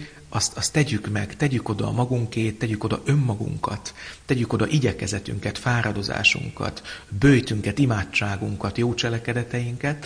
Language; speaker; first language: Hungarian; native; Hungarian